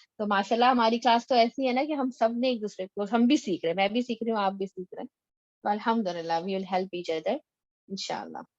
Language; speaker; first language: Urdu; native; Urdu